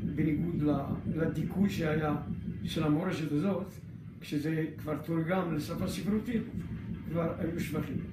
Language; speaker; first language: Hebrew; early bilingual, other home language; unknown